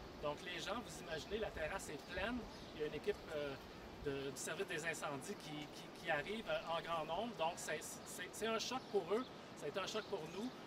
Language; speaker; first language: French; native; French